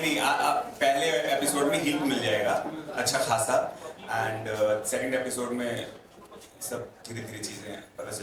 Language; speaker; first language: Hindi; native; Hindi